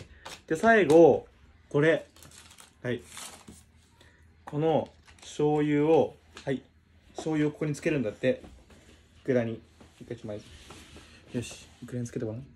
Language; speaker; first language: Japanese; native; Japanese